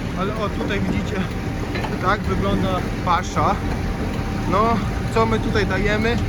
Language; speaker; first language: Polish; native; Polish